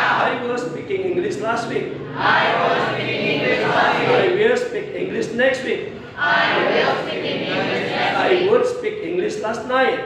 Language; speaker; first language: English; non-native, fluent; Indonesian